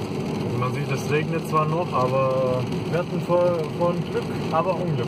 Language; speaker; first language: German; native; German